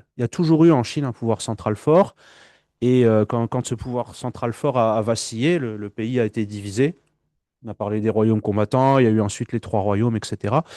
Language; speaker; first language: French; native; French